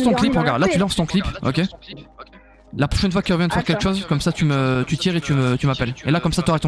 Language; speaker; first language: French; native; French